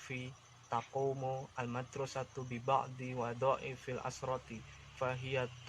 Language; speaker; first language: Arabic; non-native, learner; Indonesian